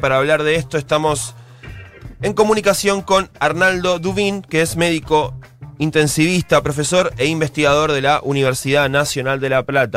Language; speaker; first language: Spanish; native; Spanish